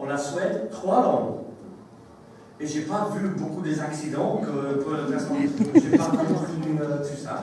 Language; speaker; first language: French; non-native, learner; English